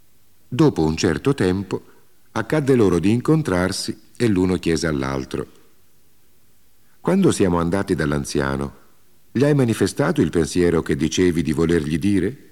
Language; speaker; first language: Italian; native; Italian